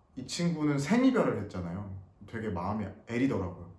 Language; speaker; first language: Korean; native; Korean